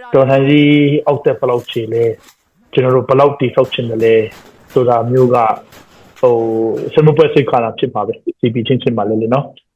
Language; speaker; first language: Burmese; non-native, local second language; Hakha Chin